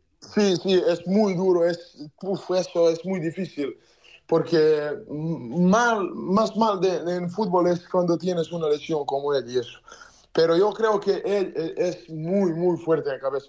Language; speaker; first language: Spanish; non-native, learner; Serbian